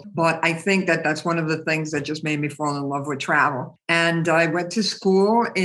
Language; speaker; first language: English; native; English